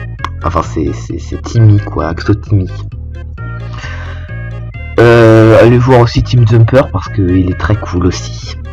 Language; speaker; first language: French; native; French